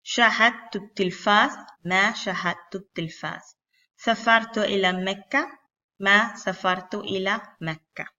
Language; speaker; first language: Arabic; non-native, fluent; Spanish